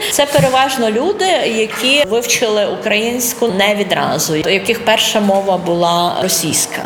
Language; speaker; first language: Ukrainian; non-native, local second language; Russian